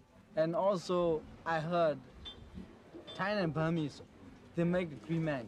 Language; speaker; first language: English; non-native, learner; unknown